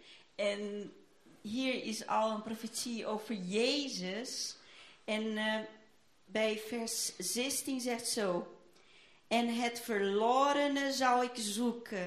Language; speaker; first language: Dutch; non-native, fluent; Portuguese